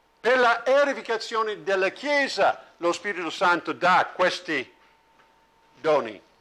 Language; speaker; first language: Italian; non-native, fluent; English